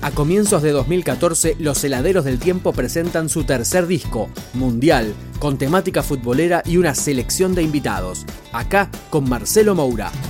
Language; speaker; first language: Spanish; native; Spanish